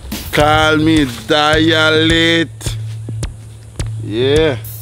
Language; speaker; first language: English; early bilingual, other home language; Spanish